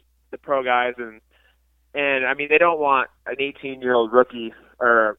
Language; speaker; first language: English; native; English